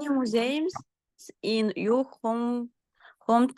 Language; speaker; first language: English; non-native, learner; Kazakh